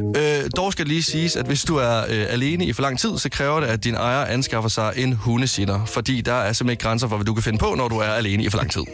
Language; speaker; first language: Danish; native; Danish